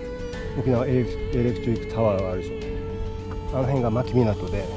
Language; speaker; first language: Japanese; native; Japanese